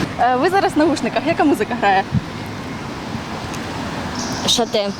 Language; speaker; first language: Ukrainian; native; Ukrainian